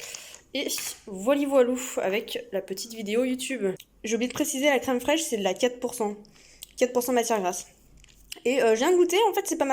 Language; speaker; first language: French; native; French